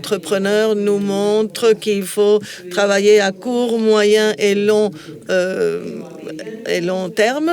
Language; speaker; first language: French; non-native, fluent; Spanish